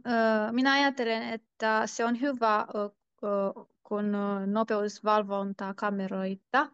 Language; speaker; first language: Finnish; non-native, learner; Turkish